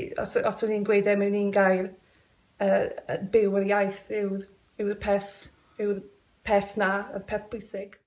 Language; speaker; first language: Welsh; non-native, local second language; English